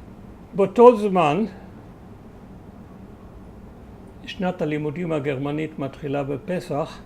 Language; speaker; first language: Hebrew; early bilingual, other home language; German